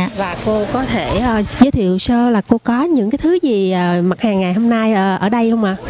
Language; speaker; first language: Vietnamese; native; Vietnamese